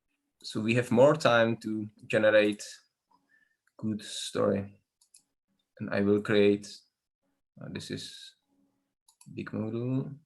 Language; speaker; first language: English; non-native, learner; Czech